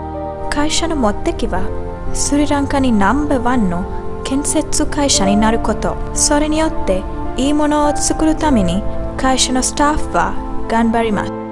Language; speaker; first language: Japanese; non-native, learner; Sinhala